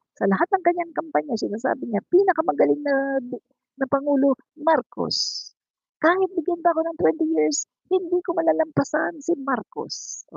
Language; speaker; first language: Filipino; non-native, local second language; Cebuano